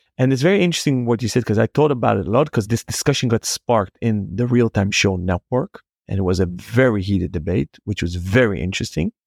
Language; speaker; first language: English; non-native, fluent; Hebrew